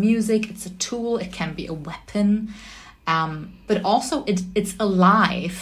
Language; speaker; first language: English; non-native, fluent; German